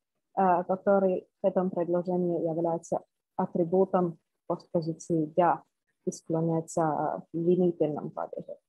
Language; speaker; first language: Russian; non-native, learner; Finnish